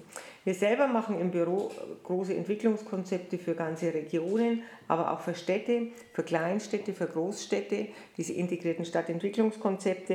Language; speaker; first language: German; native; German